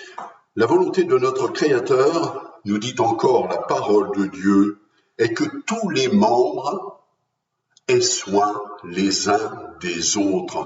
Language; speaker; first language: French; native; French